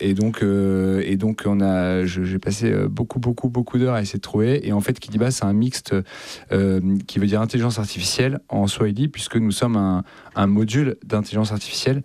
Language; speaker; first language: French; native; French